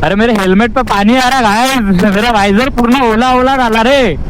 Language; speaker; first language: Hindi; non-native, local second language; Marathi